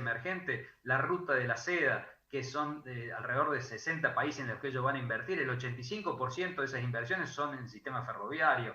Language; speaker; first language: Spanish; native; Spanish